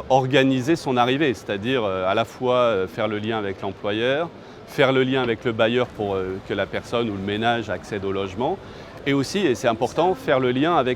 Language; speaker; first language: French; native; French